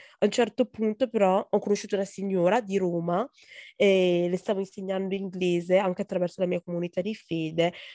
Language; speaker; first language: Italian; early bilingual, other home language; Akan